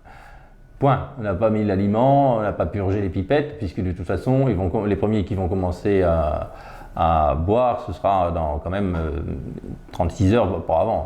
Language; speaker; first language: French; native; French